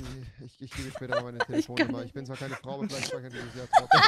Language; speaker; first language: German; native; German